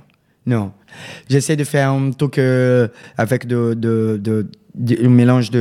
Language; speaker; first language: French; non-native, learner; Portuguese